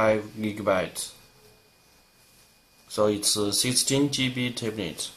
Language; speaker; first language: English; non-native, learner; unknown